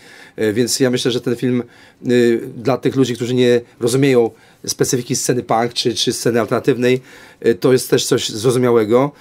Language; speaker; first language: Polish; native; Polish